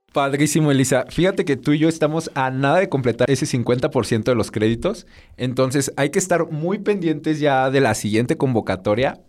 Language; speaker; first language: Spanish; native; Spanish